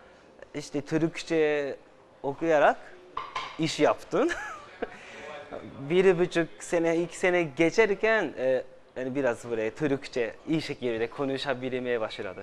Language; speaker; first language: Turkish; non-native, fluent; Japanese